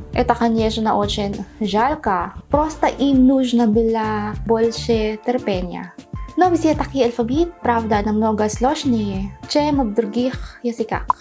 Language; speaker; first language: Russian; non-native, learner; Filipino